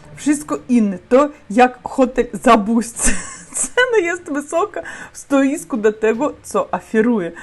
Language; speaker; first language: Polish; non-native, learner; Russian